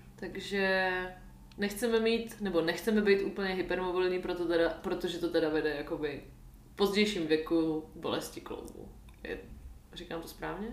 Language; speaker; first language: Czech; native; Czech